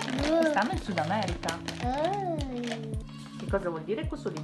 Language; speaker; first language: Italian; non-native, fluent; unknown